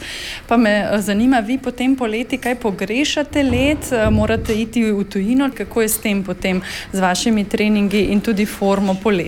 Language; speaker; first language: Slovenian; native; Slovenian